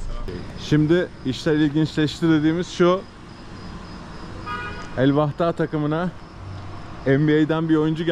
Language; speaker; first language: Turkish; native; Turkish